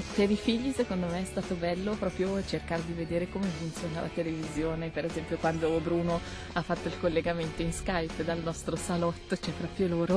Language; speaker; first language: Italian; native; Italian